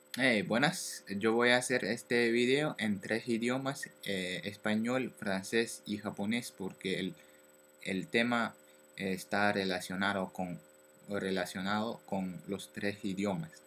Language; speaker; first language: Spanish; non-native, learner; French